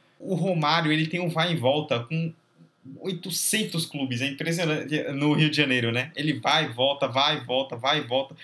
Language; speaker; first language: Portuguese; native; Portuguese